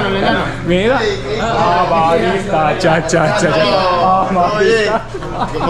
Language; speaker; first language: Spanish; non-native, learner; Japanese